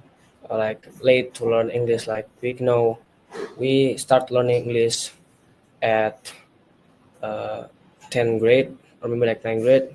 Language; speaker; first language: English; non-native, learner; Indonesian